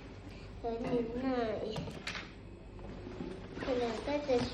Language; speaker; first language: Chinese; non-native, learner; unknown